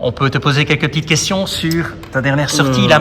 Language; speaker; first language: French; native; French